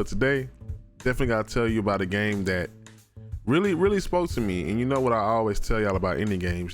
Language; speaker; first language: English; native; English